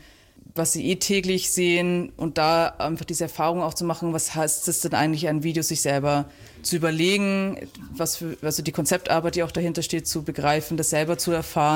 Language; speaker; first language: German; native; German